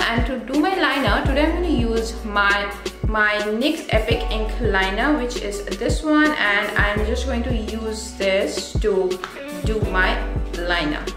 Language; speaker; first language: English; non-native, local second language; Bangla